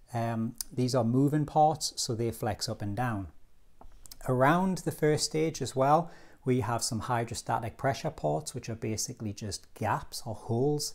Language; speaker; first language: English; native; English